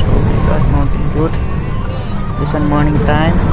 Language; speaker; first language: English; non-native, learner; Nepali